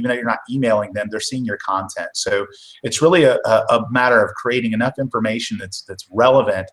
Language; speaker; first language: English; native; English